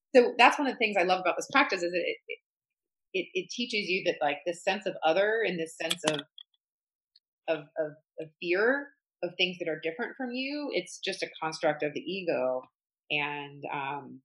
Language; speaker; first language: English; native; English